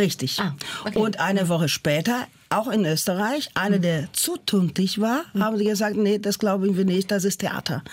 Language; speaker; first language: German; non-native, fluent; Portuguese